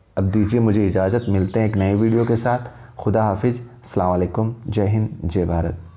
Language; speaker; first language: Urdu; native; Urdu